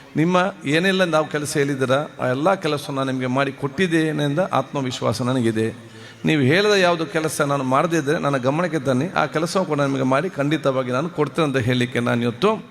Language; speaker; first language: Kannada; non-native, local second language; Malayalam